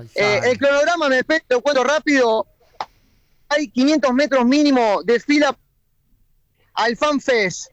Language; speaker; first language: Spanish; native; Spanish